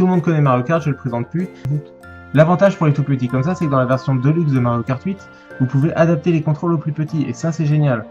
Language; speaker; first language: French; native; French